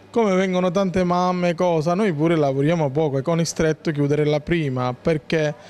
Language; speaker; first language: Italian; native; Italian